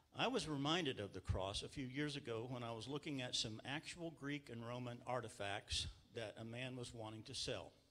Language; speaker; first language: English; native; English